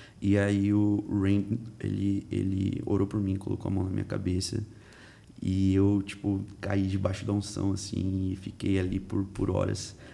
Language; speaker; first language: Portuguese; early bilingual, heritage; Portuguese